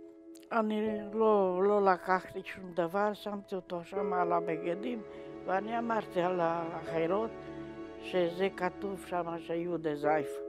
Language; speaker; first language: Hebrew; non-native, learner; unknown